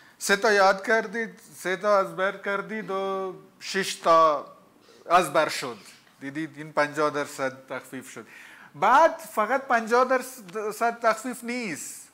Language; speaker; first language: Persian; non-native, fluent; Hindi